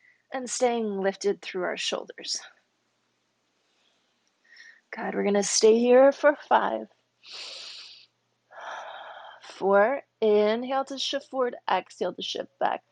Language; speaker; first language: English; native; English